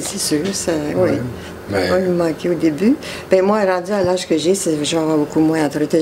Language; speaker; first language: French; native; French